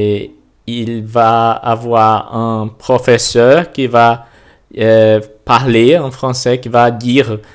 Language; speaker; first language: French; non-native, learner; Portuguese